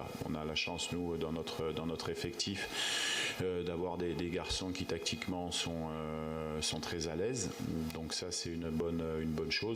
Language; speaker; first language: French; native; French